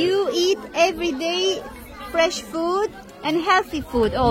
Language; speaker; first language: English; non-native, learner; Romanian